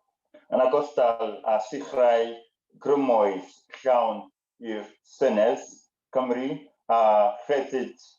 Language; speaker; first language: Welsh; non-native, learner; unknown